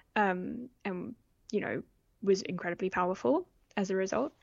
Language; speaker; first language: English; native; English